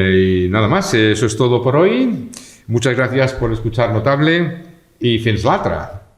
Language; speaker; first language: Spanish; native; Spanish